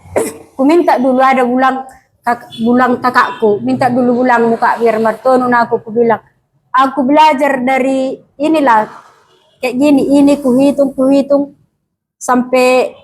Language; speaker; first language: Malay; non-native, local second language; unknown